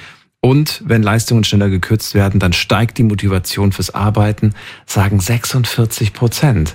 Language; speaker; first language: German; native; German